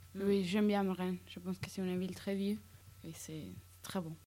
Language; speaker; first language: French; non-native, learner; Spanish